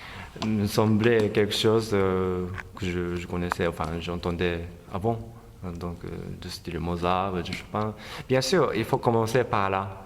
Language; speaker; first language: French; non-native, fluent; Japanese